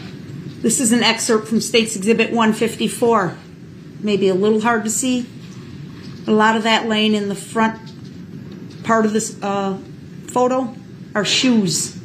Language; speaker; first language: English; native; English